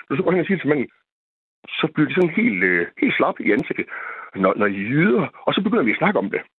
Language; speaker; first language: Danish; native; Danish